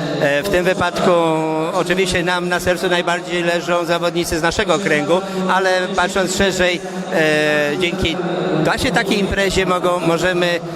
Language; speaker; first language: Polish; native; Polish